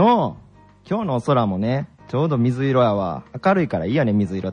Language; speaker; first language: Japanese; native; Japanese